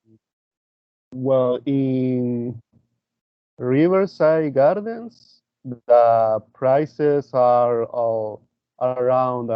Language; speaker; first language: English; non-native, learner; Spanish